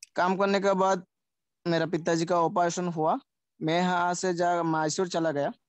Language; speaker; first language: Hindi; non-native, local second language; Sylheti